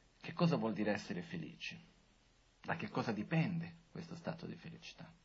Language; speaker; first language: Italian; non-native, fluent; Portuguese